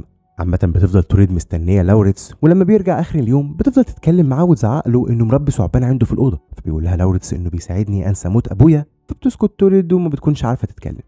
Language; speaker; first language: Arabic; native; Arabic